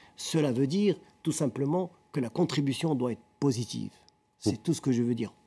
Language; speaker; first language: French; non-native, local second language; Arabic